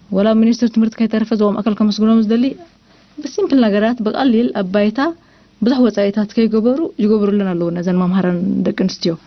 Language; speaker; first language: Tigrinya; non-native, local second language; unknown